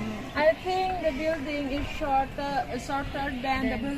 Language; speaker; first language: English; non-native, learner; Indonesian